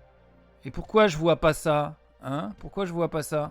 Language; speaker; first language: French; native; French